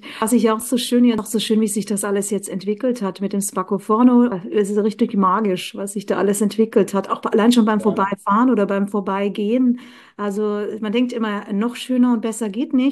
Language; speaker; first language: German; native; German